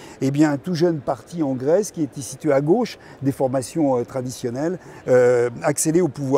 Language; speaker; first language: French; native; French